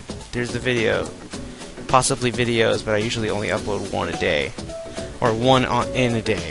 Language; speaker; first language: English; native; English